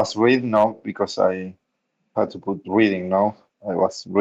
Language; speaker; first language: English; non-native, learner; Spanish